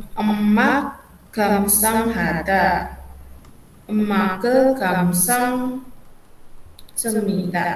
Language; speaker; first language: Korean; non-native, learner; Indonesian